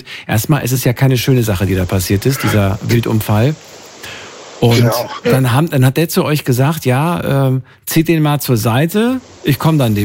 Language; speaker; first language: German; native; German